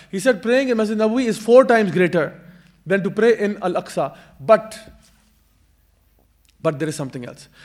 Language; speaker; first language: English; non-native, local second language; Urdu